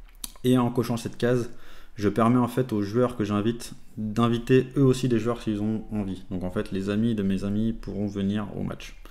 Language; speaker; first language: French; native; French